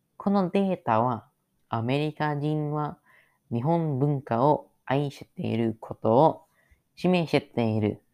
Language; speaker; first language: Japanese; non-native, learner; English